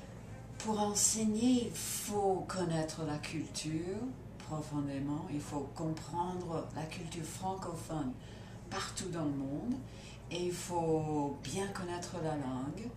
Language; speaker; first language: French; non-native, fluent; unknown